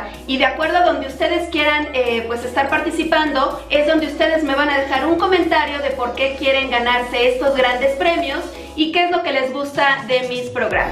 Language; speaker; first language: Spanish; native; Spanish